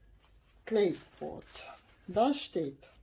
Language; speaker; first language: German; non-native, learner; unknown